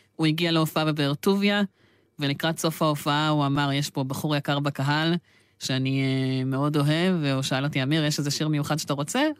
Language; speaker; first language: Hebrew; native; Hebrew